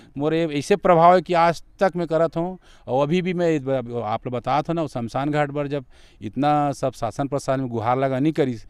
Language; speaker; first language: Hindi; native; Hindi